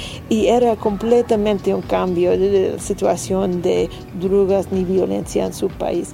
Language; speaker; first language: Spanish; non-native, learner; English